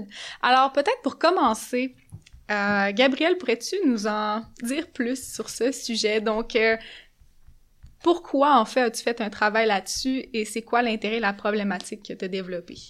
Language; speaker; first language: French; native; French